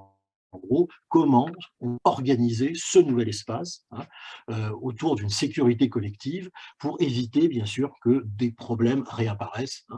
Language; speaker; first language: French; native; French